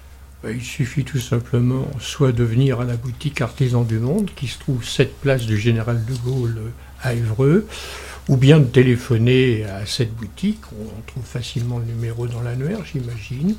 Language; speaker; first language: French; native; French